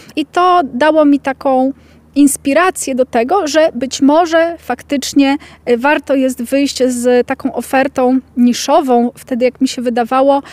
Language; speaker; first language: Polish; native; Polish